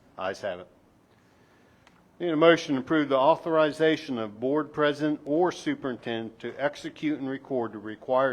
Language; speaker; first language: English; native; English